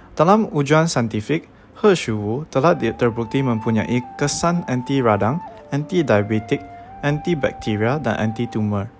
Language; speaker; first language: Malay; non-native, local second language; Tamil